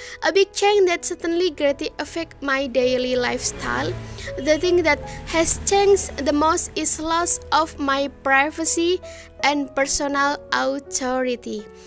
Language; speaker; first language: English; non-native, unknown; Indonesian